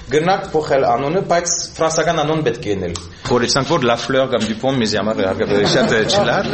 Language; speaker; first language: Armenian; early bilingual, heritage; Armenian